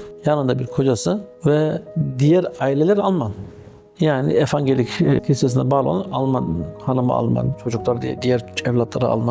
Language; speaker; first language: Turkish; early bilingual, heritage; Turkish